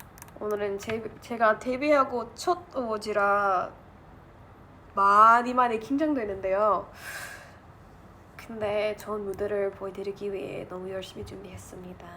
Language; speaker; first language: Korean; non-native, learner; English